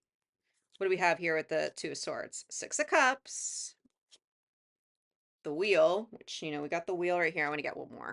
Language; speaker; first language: English; native; English